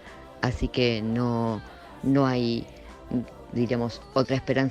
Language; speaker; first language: Spanish; native; Spanish